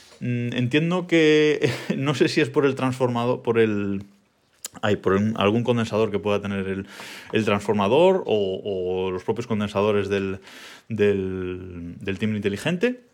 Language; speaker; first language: Spanish; native; Spanish